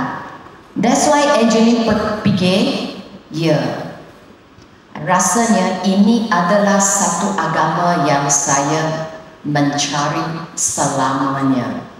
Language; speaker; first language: Indonesian; non-native, local second language; Chinese